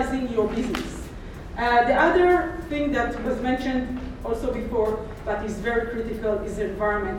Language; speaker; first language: English; non-native, fluent; Hebrew